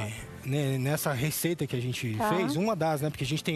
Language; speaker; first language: Portuguese; native; Portuguese